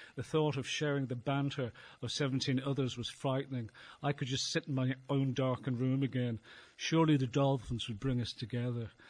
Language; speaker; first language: English; native; English